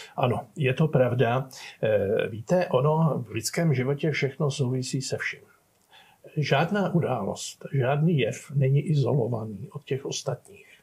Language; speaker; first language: Czech; native; Czech